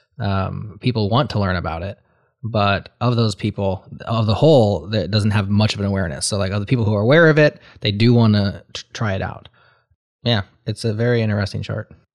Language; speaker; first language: English; native; English